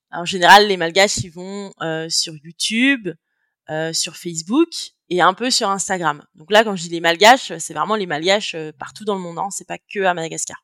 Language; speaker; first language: French; native; French